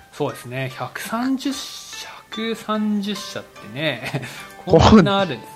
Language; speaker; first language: Japanese; native; Japanese